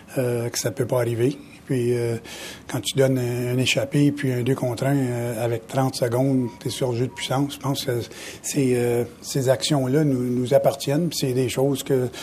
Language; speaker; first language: French; native; French